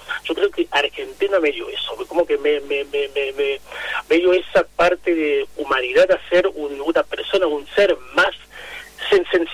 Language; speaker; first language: Spanish; non-native, fluent; Haitian Creole